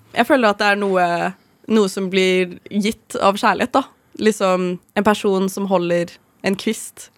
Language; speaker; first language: Norwegian; native; Norwegian